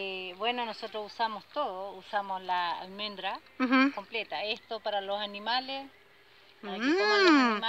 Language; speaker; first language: Spanish; native; Spanish